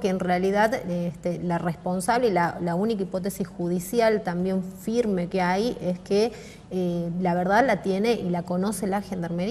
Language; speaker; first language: Spanish; native; Spanish